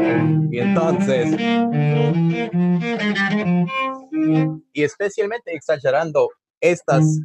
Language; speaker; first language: Spanish; non-native, learner; English